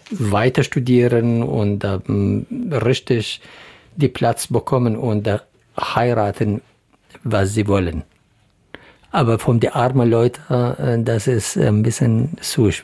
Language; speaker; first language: German; non-native, learner; Central Kurdish